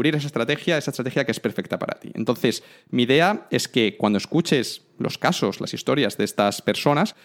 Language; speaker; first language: Spanish; native; Spanish